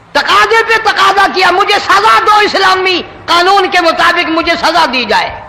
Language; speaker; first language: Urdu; non-native, local second language; Saraiki